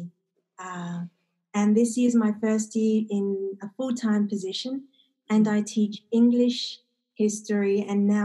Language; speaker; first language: English; native; English